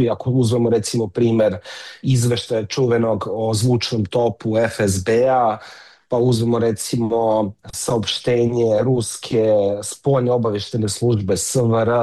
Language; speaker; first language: Serbian; native; Serbian